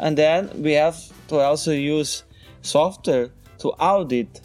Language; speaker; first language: English; non-native, fluent; Portuguese